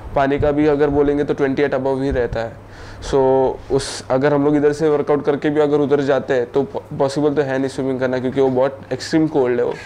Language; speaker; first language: Hindi; non-native, local second language; Marathi